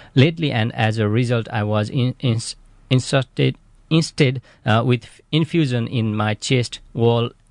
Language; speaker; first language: English; non-native, fluent; Nepali